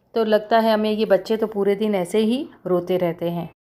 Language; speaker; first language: Hindi; non-native, local second language; Marathi